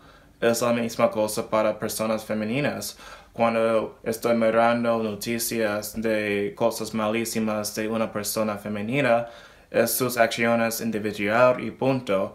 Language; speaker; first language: Spanish; non-native, learner; English